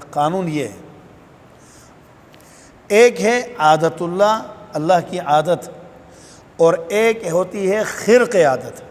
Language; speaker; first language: Urdu; native; Urdu